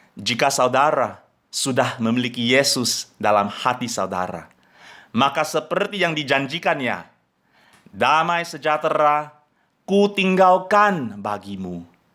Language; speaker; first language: Indonesian; non-native, fluent; English